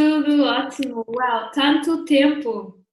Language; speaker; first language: Portuguese; non-native, fluent; English